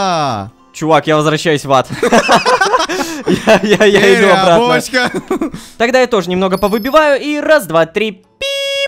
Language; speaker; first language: Russian; native; Russian